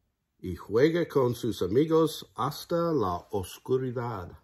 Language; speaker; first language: Spanish; non-native, learner; English